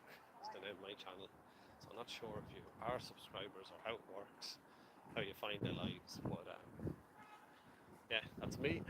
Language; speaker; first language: English; native; English